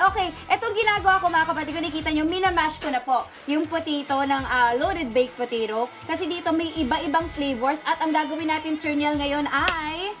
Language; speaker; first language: Filipino; native; Filipino